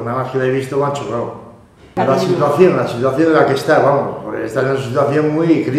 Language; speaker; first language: Spanish; native; Spanish